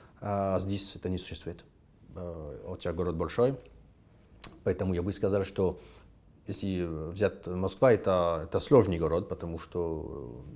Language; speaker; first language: Russian; non-native, fluent; French